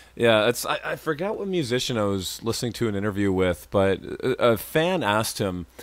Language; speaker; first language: English; native; English